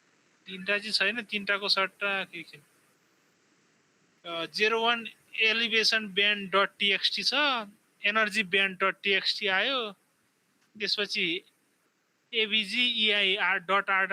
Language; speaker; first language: Nepali; native; Nepali